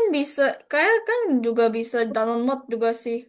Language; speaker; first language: Indonesian; non-native, learner; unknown